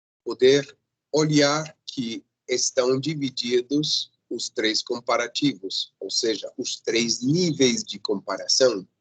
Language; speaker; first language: Portuguese; non-native, fluent; Spanish